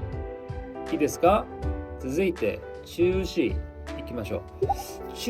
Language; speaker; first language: Japanese; non-native, fluent; Korean